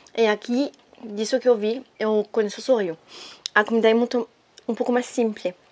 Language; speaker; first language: Portuguese; non-native, fluent; French